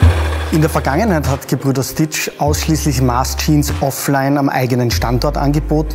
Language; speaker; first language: German; native; German